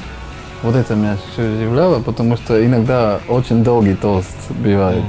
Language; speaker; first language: Russian; non-native, learner; Slovak